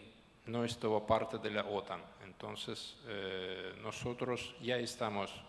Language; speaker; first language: Spanish; non-native, learner; Ukrainian